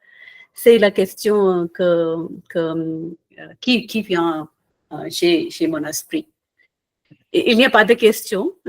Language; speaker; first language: French; non-native, fluent; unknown